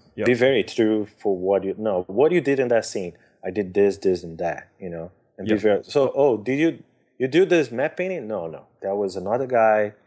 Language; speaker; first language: English; non-native, fluent; Portuguese